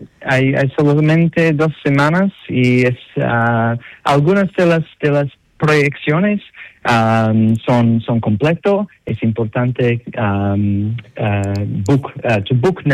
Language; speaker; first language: Spanish; non-native, learner; English